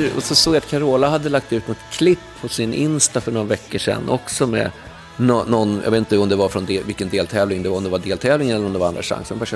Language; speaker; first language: Swedish; native; Swedish